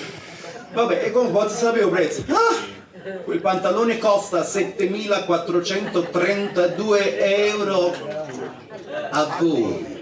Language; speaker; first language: Italian; native; Italian